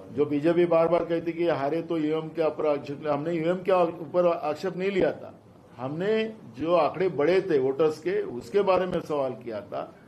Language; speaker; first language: Hindi; non-native, local second language; Marathi